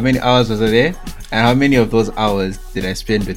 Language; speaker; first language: English; non-native, local second language; Shona